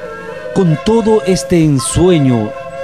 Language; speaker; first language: Spanish; native; Spanish